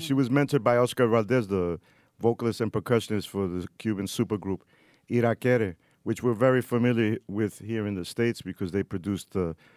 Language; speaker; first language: English; early bilingual, other home language; Spanish